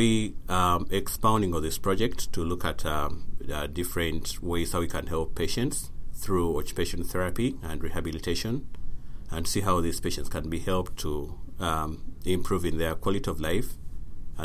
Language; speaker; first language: English; non-native, local second language; Ganda